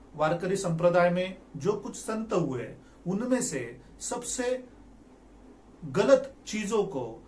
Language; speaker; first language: Hindi; non-native, local second language; Marathi